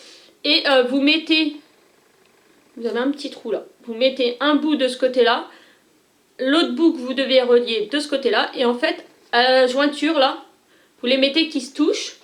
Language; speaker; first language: French; native; French